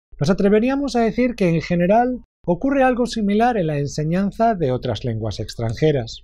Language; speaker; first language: Spanish; native; Spanish